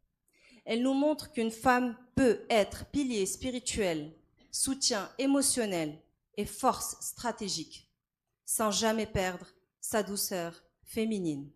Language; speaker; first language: French; non-native, local second language; Arabic